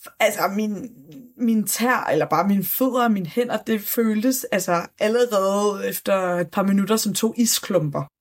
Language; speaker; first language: Danish; native; Danish